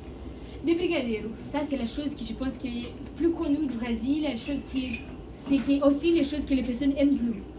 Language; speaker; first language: French; non-native, learner; Portuguese